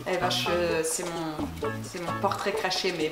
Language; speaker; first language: French; native; French